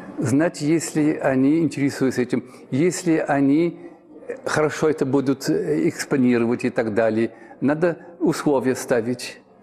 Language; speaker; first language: Russian; early bilingual, heritage; Russian